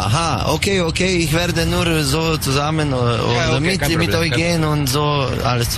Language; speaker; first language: German; non-native, learner; Slovenian